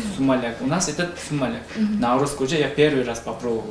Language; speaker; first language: Russian; non-native, learner; Uzbek